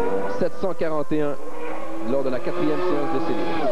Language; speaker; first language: French; native; French